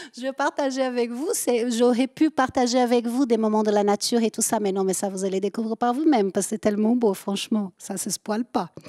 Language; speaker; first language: French; native; French